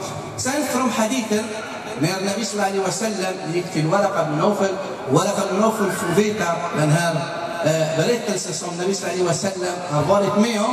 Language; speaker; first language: Swedish; non-native, fluent; Arabic